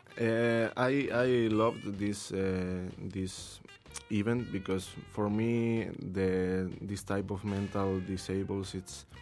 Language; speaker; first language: English; non-native, learner; Spanish